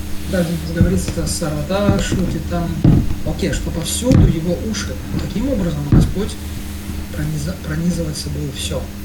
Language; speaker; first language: Russian; native; Russian